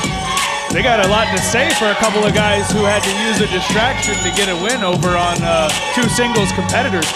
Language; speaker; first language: English; native; English